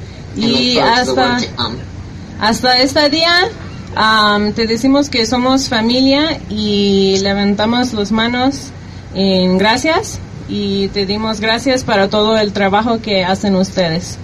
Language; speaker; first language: Spanish; early bilingual, heritage; Spanish